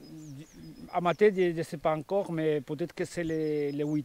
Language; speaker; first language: French; non-native, learner; Spanish